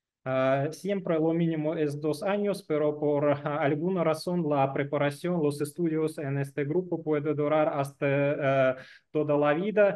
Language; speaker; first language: Spanish; non-native, learner; Russian